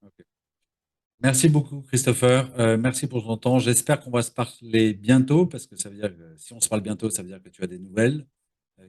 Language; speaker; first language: French; native; French